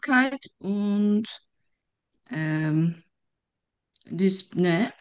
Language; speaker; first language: German; non-native, fluent; Turkish